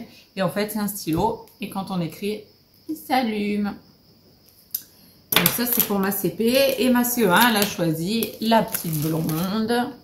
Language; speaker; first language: French; native; French